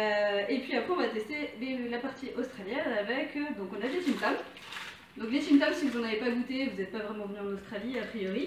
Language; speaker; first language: French; native; French